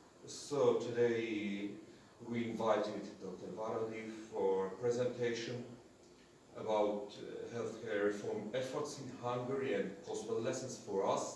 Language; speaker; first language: English; non-native, fluent; Armenian